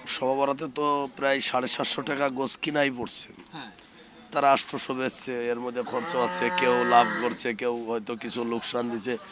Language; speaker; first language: Bangla; native; Bangla